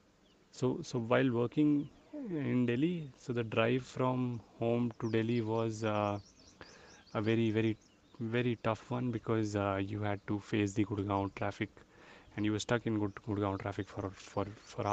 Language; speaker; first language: English; non-native, local second language; Hindi